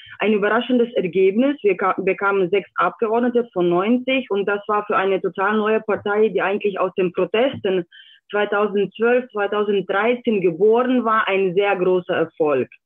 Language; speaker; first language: German; non-native, fluent; Slovenian